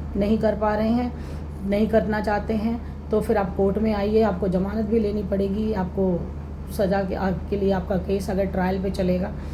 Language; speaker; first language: Hindi; native; Hindi